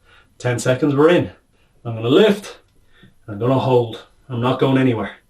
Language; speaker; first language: English; native; English